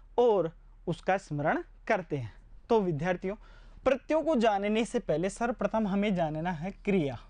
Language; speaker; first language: Hindi; native; Hindi